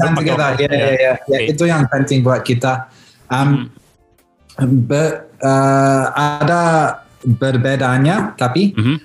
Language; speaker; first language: Indonesian; early bilingual, heritage; Indonesian